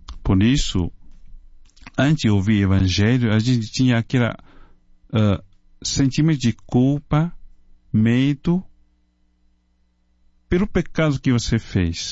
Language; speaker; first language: Portuguese; non-native, fluent; Chinese